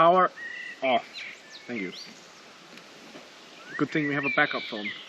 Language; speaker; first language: English; non-native, fluent; Danish